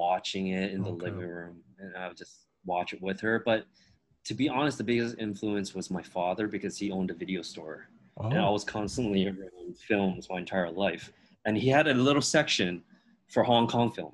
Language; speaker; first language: English; non-native, fluent; Min Nan Chinese